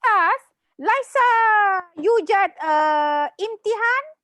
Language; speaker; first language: Arabic; non-native, learner; Malay